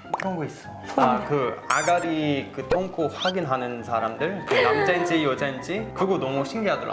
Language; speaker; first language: Korean; non-native, learner; Swedish